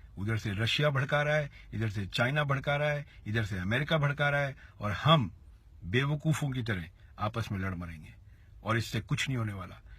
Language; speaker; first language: Hindi; native; Hindi